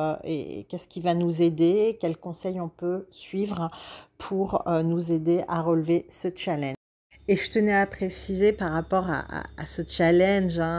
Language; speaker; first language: French; native; French